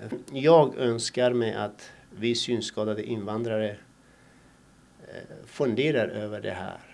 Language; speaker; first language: Swedish; non-native, fluent; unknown